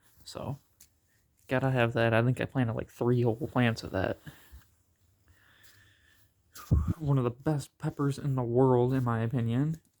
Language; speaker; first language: English; native; English